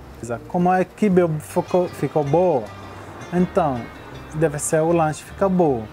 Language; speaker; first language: Portuguese; non-native, learner; Arabic